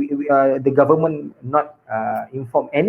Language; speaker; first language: English; non-native, local second language; Malay